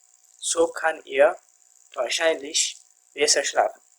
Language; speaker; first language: German; non-native, fluent; Tigrinya